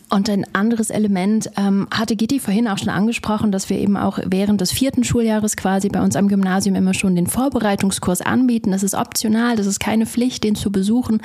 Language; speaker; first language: German; native; German